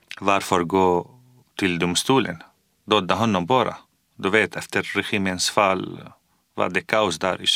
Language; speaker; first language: Swedish; non-native, fluent; Arabic